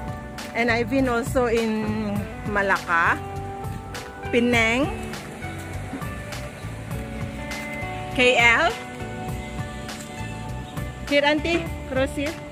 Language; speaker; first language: English; non-native, learner; Filipino